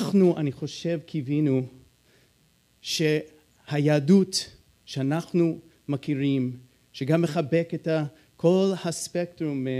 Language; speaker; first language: Hebrew; non-native, fluent; English